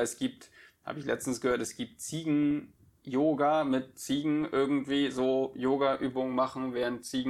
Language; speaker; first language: German; native; German